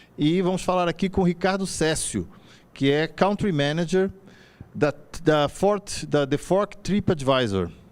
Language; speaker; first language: Portuguese; native; Portuguese